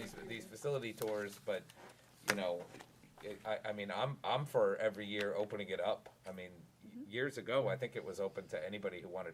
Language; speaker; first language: English; native; English